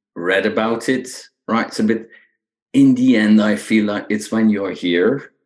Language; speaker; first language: English; non-native, fluent; Dutch